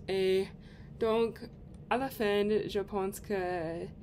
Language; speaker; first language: French; non-native, learner; English